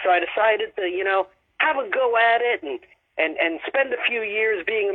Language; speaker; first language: English; native; English